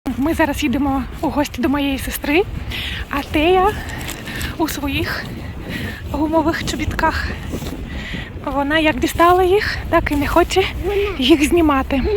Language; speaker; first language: Ukrainian; non-native, local second language; Russian